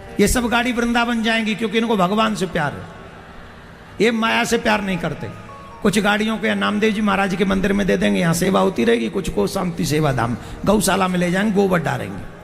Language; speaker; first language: Hindi; native; Hindi